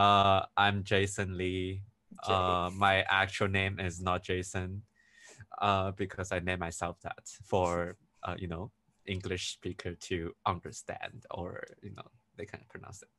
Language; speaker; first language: English; non-native, fluent; Chinese